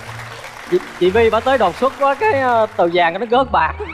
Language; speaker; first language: Vietnamese; native; Vietnamese